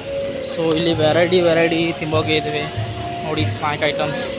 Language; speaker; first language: Kannada; early bilingual, heritage; Kannada